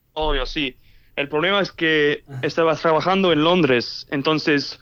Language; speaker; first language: Spanish; early bilingual, heritage; English